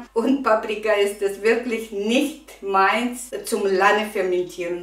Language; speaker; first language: German; non-native, fluent; Russian